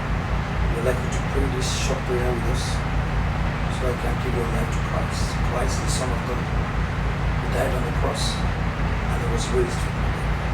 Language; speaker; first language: English; non-native, local second language; Yoruba